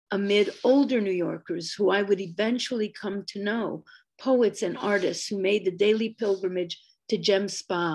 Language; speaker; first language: English; native; English